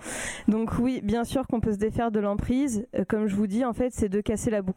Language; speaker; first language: French; native; French